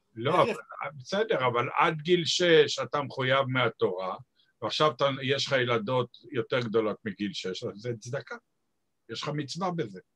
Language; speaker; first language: Hebrew; native; Hebrew